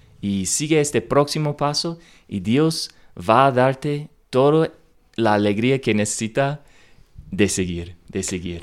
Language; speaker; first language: Spanish; non-native, learner; English